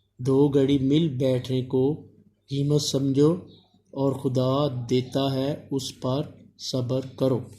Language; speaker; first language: Urdu; non-native, local second language; Punjabi